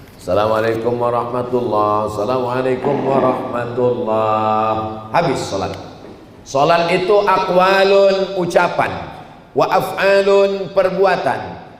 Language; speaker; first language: Malay; native; Malay